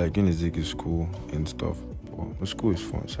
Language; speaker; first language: English; non-native, local second language; Igbo